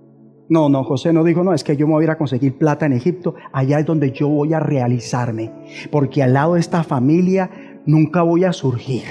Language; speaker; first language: Spanish; native; Spanish